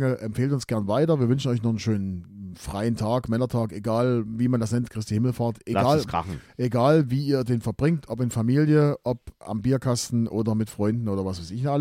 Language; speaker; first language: German; native; German